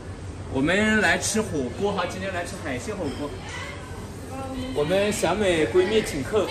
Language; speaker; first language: Chinese; native; Chinese